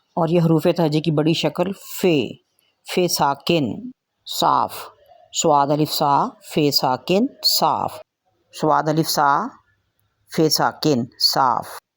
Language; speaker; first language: Urdu; native; Urdu